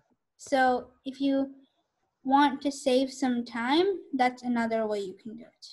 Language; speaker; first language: English; native; English